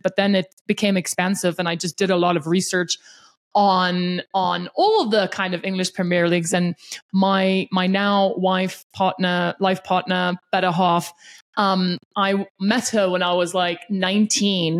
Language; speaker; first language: English; non-native, local second language; Afrikaans